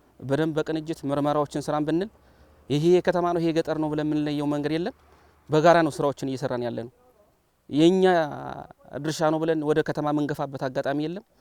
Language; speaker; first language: Amharic; native; Amharic